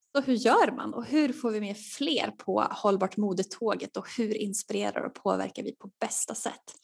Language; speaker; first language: Swedish; native; Swedish